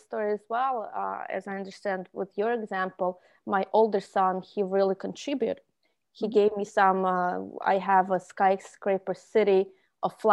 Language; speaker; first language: English; non-native, fluent; Russian